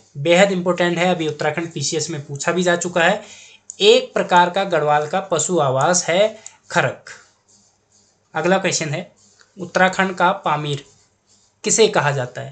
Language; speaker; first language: Hindi; native; Hindi